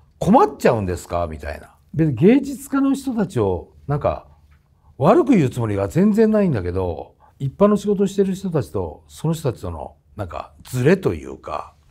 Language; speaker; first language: Japanese; native; Japanese